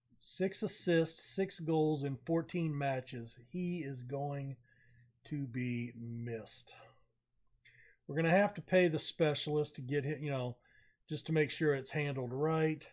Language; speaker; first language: English; native; English